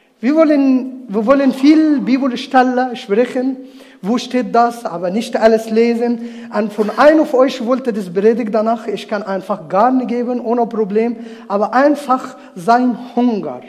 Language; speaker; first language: German; non-native, learner; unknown